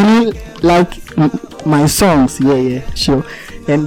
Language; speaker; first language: English; non-native, local second language; Akan